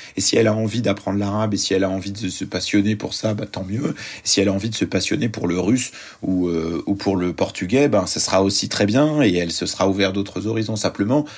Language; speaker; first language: French; early bilingual, other home language; Arabic